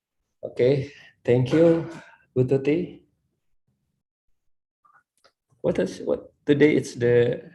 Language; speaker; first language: English; non-native, learner; Indonesian